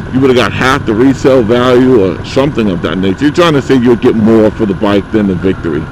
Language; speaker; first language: English; native; English